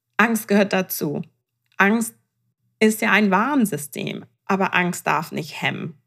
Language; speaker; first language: German; non-native, fluent; Persian